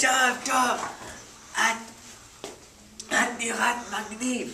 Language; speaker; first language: Hebrew; non-native, learner; English